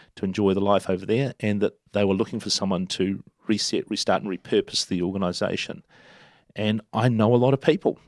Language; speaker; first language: English; native; English